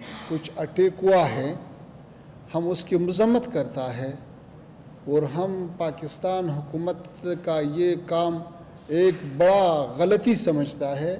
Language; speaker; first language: Hindi; non-native, learner; Pashto